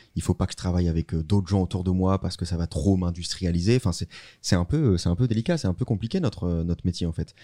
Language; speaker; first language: French; native; French